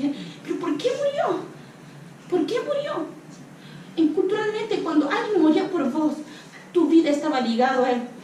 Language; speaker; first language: Spanish; non-native, local second language; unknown